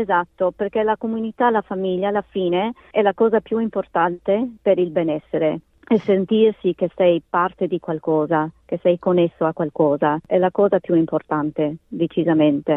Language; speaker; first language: Italian; native; Italian